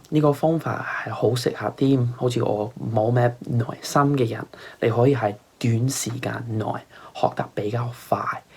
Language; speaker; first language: Cantonese; non-native, fluent; English